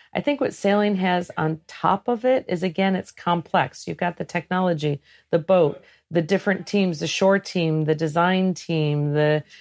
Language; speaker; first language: English; native; English